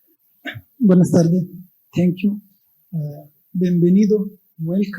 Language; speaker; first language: Spanish; non-native, fluent; Pashto